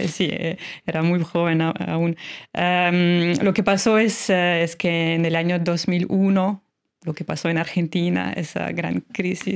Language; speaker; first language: Spanish; non-native, fluent; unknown